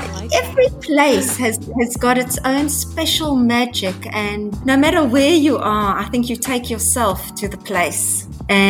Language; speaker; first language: English; native; English